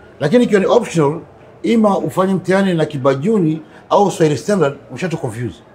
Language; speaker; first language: Swahili; non-native, local second language; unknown